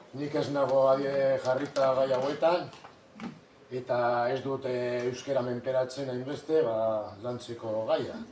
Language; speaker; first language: Basque; non-native, local second language; Spanish